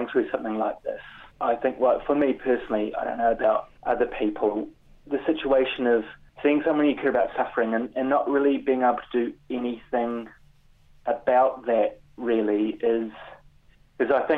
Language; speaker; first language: English; native; English